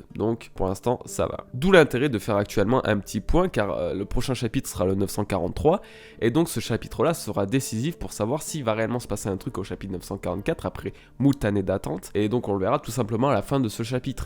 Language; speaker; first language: French; native; French